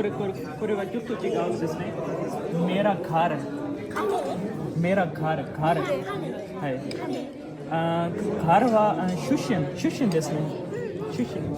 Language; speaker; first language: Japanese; non-native, learner; Urdu